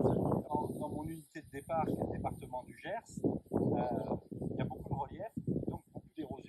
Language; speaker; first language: French; native; French